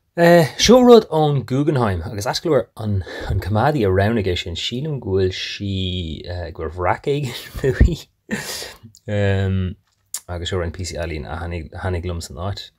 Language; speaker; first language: Irish; non-native, local second language; English